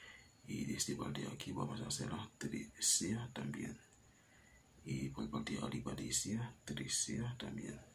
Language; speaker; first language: Spanish; non-native, learner; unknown